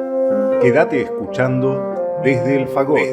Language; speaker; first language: Spanish; native; Spanish